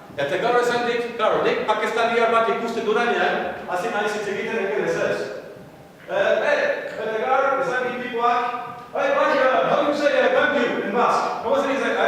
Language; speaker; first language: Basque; non-native, fluent; Irish